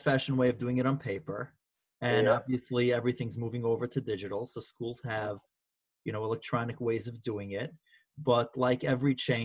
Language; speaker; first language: English; native; English